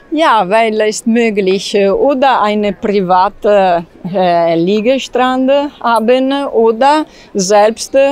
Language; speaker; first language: German; non-native, learner; Italian